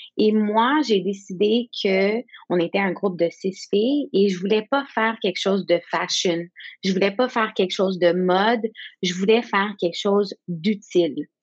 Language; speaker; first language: French; non-native, local second language; English